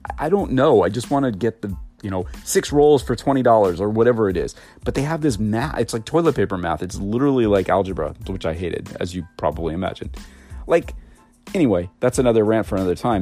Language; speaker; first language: English; native; English